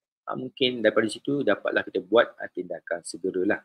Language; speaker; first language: Malay; native; Malay